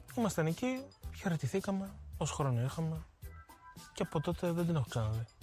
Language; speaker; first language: Greek; early bilingual, other home language; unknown